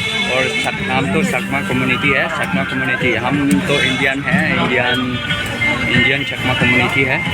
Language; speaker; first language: Hindi; non-native, local second language; Chakma